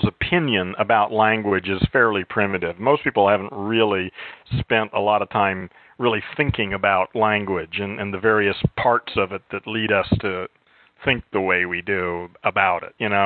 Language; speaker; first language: English; native; English